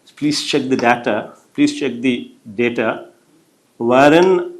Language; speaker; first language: English; non-native, local second language; Telugu